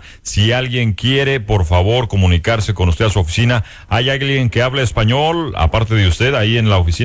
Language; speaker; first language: Spanish; native; Spanish